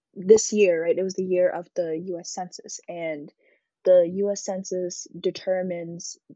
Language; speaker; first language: English; early bilingual, other home language; Arabic